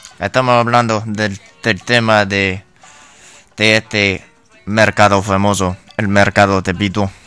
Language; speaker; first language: Spanish; non-native, learner; English